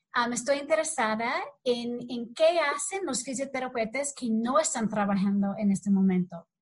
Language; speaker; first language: Spanish; non-native, learner; English